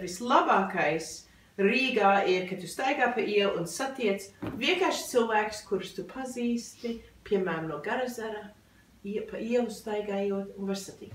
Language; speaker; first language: Latvian; early bilingual, heritage; English